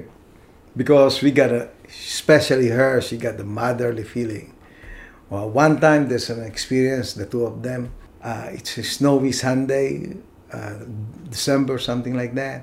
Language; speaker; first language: English; non-native, local second language; Filipino